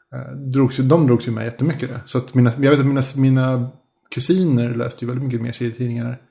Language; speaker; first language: Swedish; early bilingual, other home language; Spanish